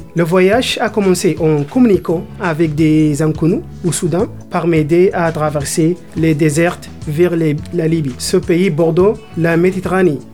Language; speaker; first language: French; non-native, learner; Arabic